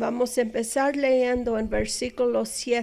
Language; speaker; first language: Spanish; non-native, fluent; English